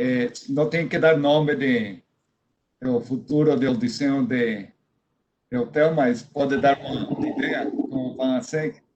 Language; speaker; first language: Portuguese; non-native, fluent; Spanish